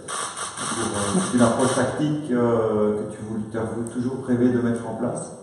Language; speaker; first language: French; native; French